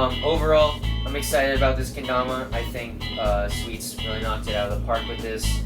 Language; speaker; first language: English; native; English